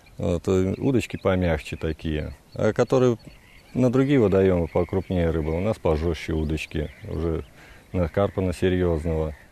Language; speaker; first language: Russian; native; Russian